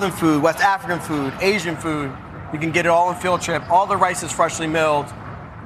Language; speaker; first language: English; native; English